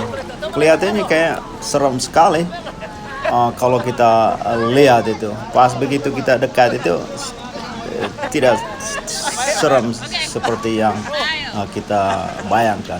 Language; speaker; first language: Indonesian; non-native, local second language; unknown